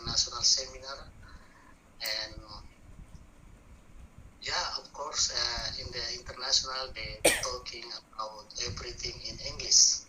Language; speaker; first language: English; non-native, learner; Indonesian